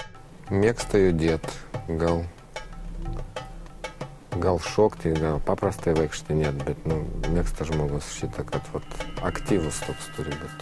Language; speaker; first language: Lithuanian; non-native, learner; Russian